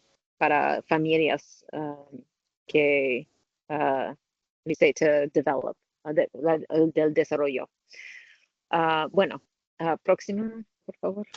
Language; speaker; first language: Spanish; non-native, learner; English